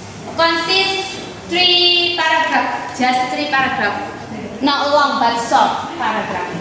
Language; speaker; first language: English; non-native, learner; Indonesian